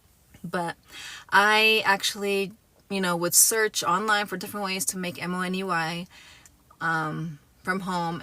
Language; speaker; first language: English; native; English